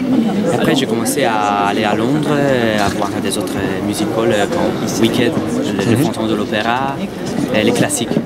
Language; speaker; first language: French; non-native, fluent; Italian